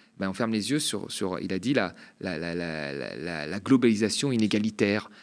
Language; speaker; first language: French; native; French